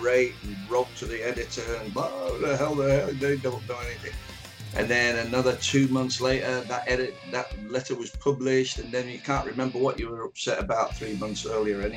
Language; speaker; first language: English; native; English